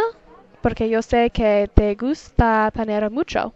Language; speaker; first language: Spanish; non-native, learner; English